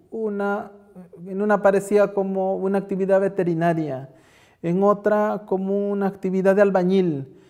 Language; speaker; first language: Spanish; native; Spanish